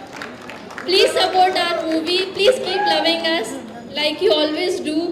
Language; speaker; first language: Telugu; non-native, learner; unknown